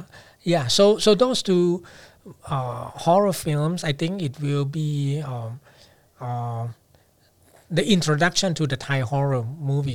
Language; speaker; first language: English; non-native, fluent; Thai